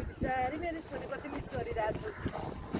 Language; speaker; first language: Nepali; native; Nepali